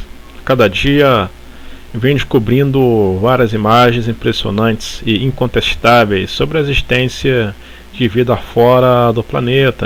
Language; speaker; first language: Portuguese; native; Portuguese